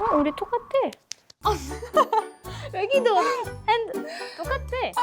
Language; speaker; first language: Korean; non-native, learner; French